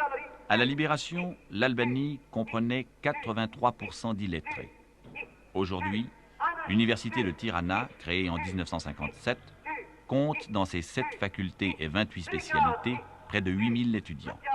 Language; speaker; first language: French; native; French